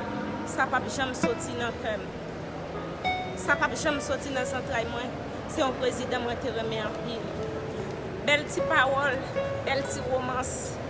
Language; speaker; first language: Haitian Creole; native; Haitian Creole